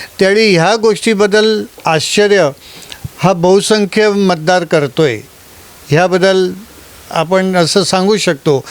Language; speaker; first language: Marathi; non-native, local second language; Gujarati